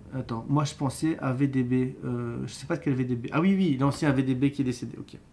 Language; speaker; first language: French; native; French